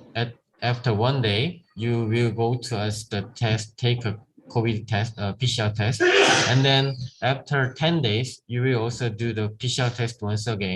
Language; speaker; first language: English; non-native, learner; Korean